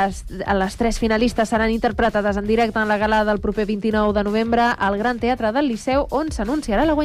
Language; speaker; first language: Catalan; native; Catalan